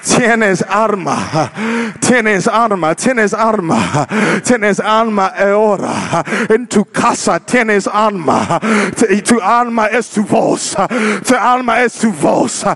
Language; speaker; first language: Spanish; non-native, learner; English